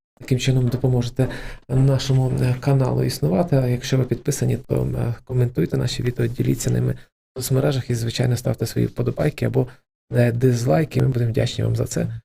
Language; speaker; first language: Ukrainian; native; Ukrainian